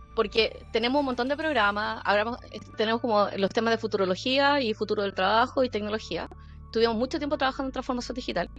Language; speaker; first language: Spanish; early bilingual, other home language; Korean